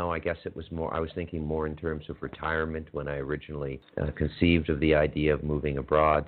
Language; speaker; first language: English; native; English